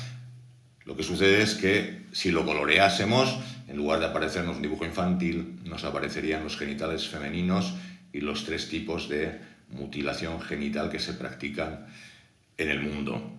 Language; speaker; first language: Spanish; native; Spanish